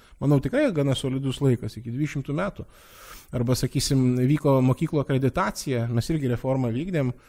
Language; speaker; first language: Lithuanian; native; Lithuanian